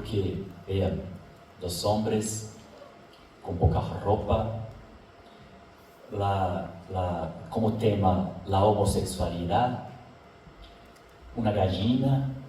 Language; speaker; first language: Spanish; non-native, fluent; Portuguese